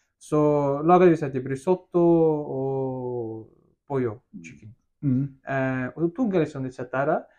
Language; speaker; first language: Swedish; early bilingual, other home language; Russian